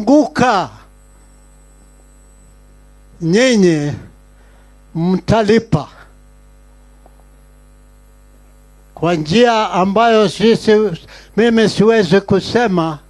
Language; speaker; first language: Swahili; non-native, local second language; Kikuyu